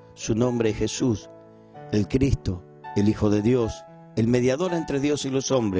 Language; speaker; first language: Spanish; native; Spanish